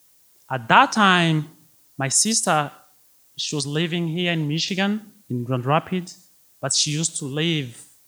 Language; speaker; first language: English; non-native, fluent; Rundi